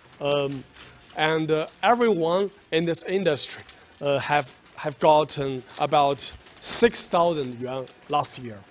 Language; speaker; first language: English; non-native, fluent; Chinese